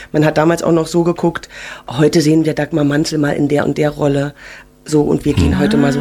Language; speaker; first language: German; native; German